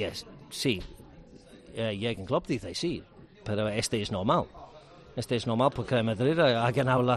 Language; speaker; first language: Spanish; non-native, learner; English